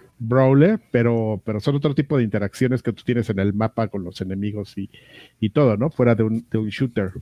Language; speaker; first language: Spanish; native; Spanish